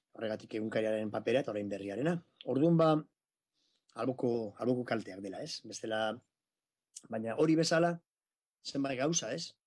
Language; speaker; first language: Basque; non-native, local second language; Spanish